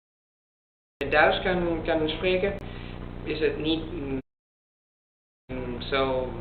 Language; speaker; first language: Dutch; non-native, learner; Italian